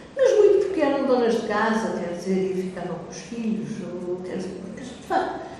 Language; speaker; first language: Portuguese; native; Portuguese